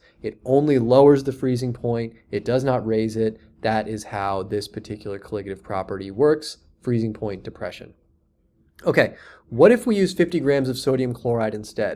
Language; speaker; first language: English; native; English